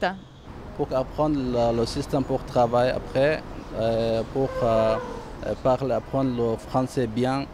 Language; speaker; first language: French; non-native, learner; Somali